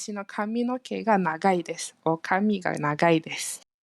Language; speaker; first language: Japanese; non-native, fluent; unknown